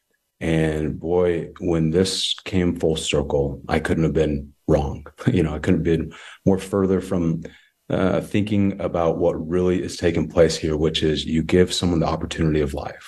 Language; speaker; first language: English; native; English